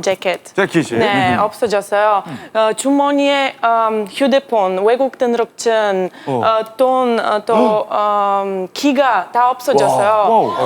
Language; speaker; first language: Korean; non-native, learner; Bulgarian